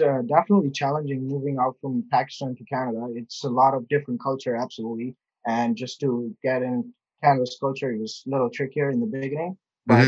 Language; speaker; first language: English; non-native, local second language; Urdu